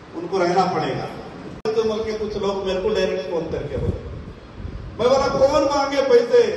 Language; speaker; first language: Hindi; non-native, local second language; Telugu